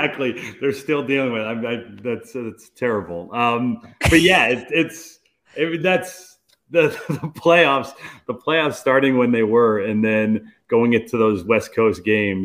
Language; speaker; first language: English; native; English